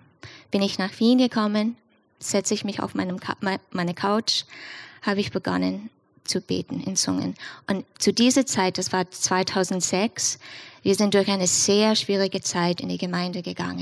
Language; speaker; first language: German; non-native, fluent; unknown